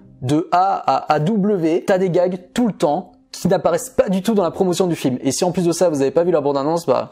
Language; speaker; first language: French; native; French